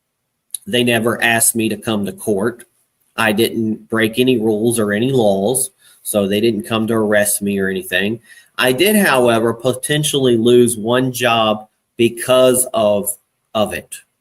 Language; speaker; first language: English; native; English